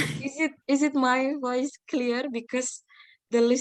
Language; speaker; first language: English; non-native, learner; Indonesian